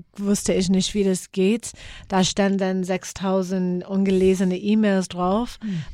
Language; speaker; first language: German; non-native, fluent; English